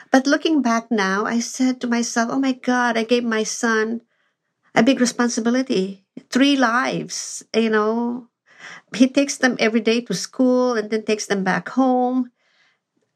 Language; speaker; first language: English; non-native, local second language; Filipino